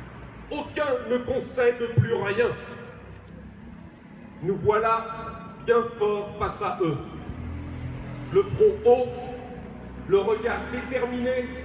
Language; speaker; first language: French; native; French